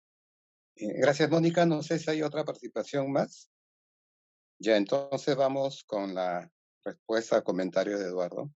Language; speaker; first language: Spanish; native; Spanish